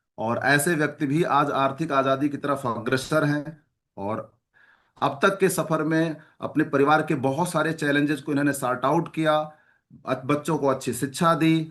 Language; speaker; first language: Hindi; native; Hindi